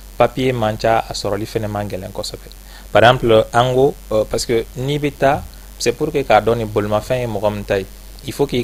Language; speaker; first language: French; non-native, local second language; Bambara